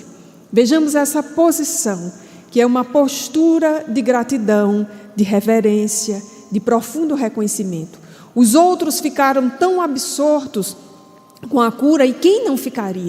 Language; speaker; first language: Portuguese; native; Portuguese